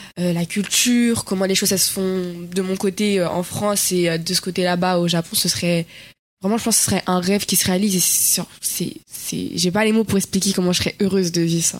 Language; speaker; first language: French; native; French